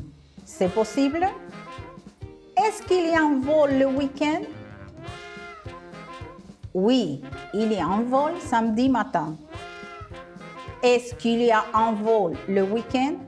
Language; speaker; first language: French; non-native, fluent; Spanish